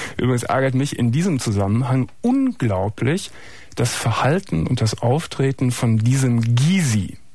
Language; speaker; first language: German; native; German